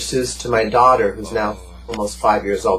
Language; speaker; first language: English; native; English